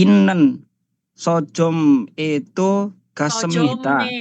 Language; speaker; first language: Korean; non-native, learner; Indonesian